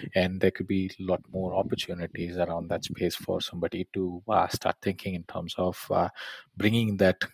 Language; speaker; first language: English; non-native, local second language; Tamil